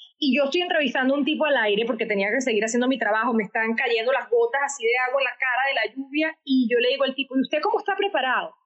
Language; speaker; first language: Spanish; native; Spanish